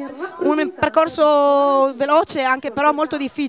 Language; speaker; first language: Italian; native; Italian